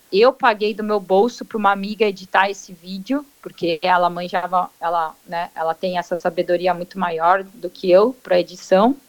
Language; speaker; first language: Portuguese; native; Portuguese